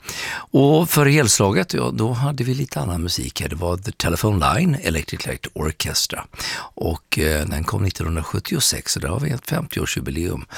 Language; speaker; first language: Swedish; native; Swedish